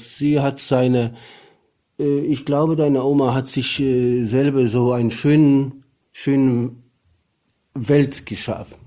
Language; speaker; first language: German; non-native, learner; Polish